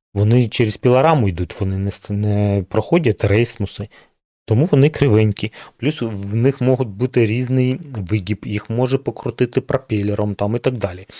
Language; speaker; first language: Ukrainian; non-native, local second language; Russian